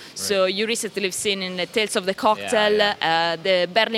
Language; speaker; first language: English; non-native, fluent; Italian